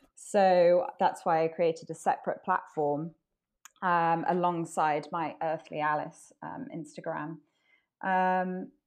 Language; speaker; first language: English; native; English